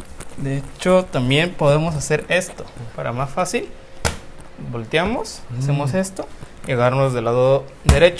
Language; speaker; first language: Spanish; native; Spanish